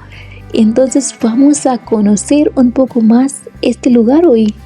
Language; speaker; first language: Spanish; non-native, fluent; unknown